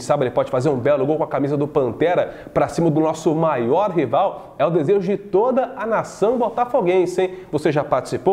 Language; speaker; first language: Portuguese; native; Portuguese